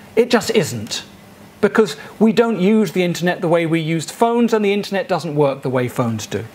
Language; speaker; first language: English; native; English